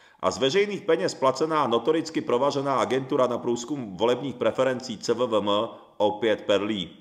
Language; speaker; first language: Czech; early bilingual, other home language; Japanese